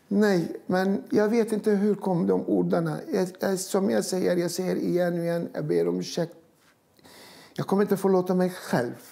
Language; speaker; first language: Swedish; non-native, fluent; Turkish